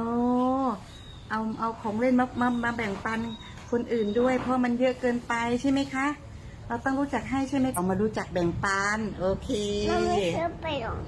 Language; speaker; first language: Thai; native; Thai